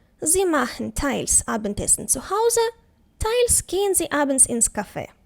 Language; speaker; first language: German; non-native, fluent; Ukrainian